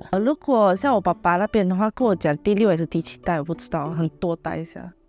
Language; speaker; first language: Chinese; non-native, local second language; Iban